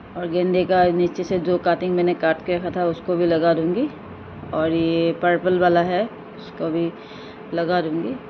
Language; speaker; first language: Hindi; non-native, local second language; Assamese